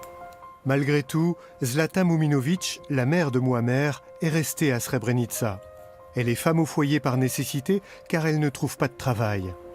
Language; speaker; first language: French; native; French